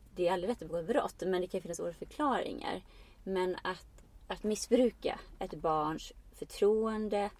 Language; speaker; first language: Swedish; non-native, fluent; Icelandic